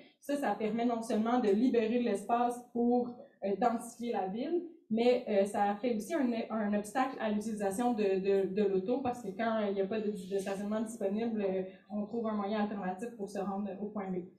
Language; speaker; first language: French; native; French